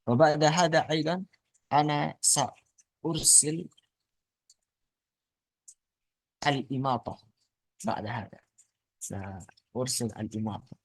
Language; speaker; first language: Arabic; non-native, fluent; Indonesian